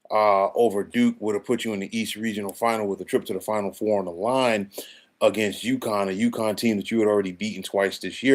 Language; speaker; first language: English; native; English